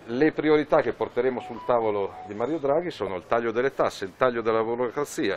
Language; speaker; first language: Italian; native; Italian